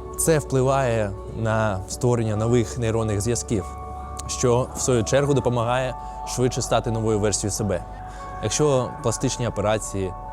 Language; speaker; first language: Ukrainian; non-native, local second language; Russian